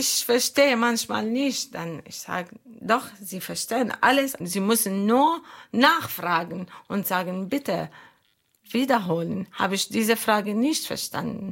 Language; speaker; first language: German; non-native, learner; Arabic